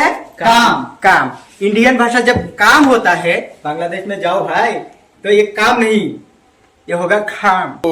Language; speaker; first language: Hindi; non-native, local second language; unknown